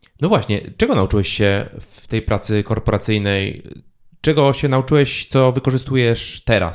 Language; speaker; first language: Polish; native; Polish